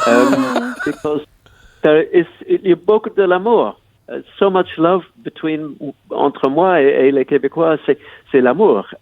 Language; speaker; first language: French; non-native, learner; English